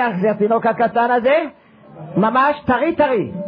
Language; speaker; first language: Hebrew; non-native, fluent; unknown